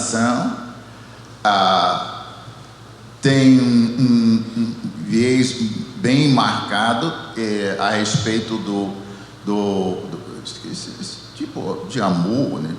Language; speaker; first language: Portuguese; non-native, fluent; English